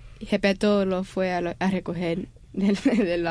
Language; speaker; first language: Spanish; early bilingual, heritage; Spanish